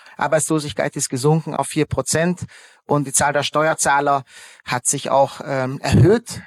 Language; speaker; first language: German; early bilingual, other home language; Hungarian